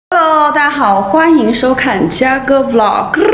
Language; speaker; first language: Chinese; native; Chinese